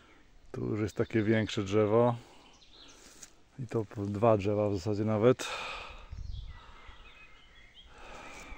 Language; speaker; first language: Polish; native; Polish